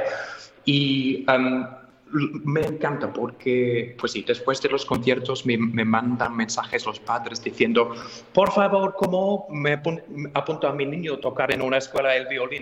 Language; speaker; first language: Spanish; non-native, fluent; English